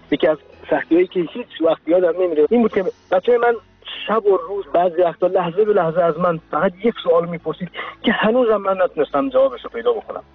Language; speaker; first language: Persian; non-native, local second language; Kurdish